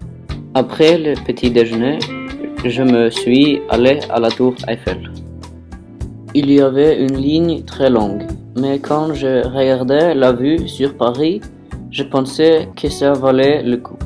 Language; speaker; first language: French; non-native, learner; Norwegian